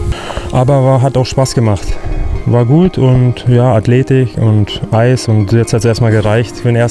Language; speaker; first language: German; native; German